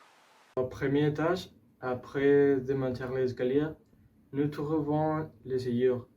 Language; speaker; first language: French; non-native, learner; Spanish